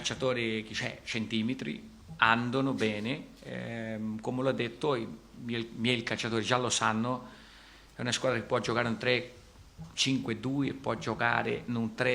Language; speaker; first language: Italian; non-native, fluent; Portuguese